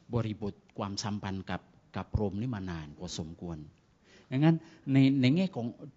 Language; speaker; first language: Thai; non-native, fluent; Indonesian